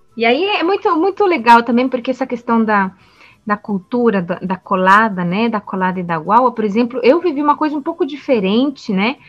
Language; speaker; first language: Portuguese; non-native, fluent; Spanish